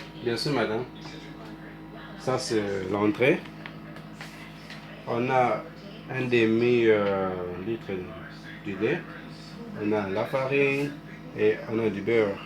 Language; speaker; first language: French; non-native, fluent; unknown